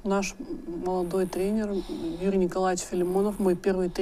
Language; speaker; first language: Russian; native; Russian